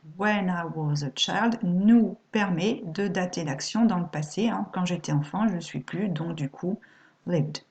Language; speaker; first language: French; native; French